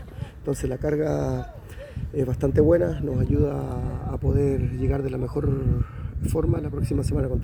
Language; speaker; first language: Spanish; native; Spanish